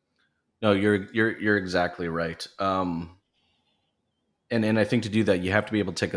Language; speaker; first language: English; native; English